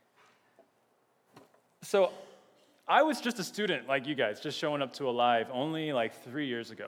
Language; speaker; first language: English; native; English